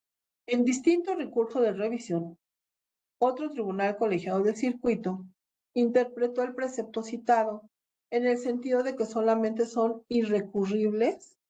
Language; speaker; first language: Spanish; native; Spanish